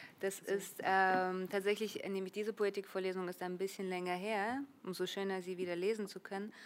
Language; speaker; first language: German; early bilingual, other home language; Russian